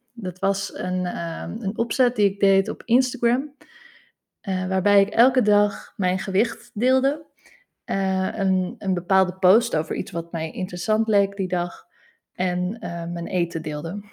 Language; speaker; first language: Dutch; native; Dutch